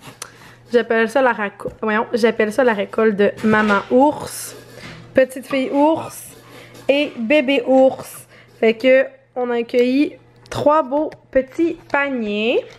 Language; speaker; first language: French; native; French